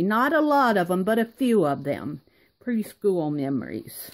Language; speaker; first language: English; native; English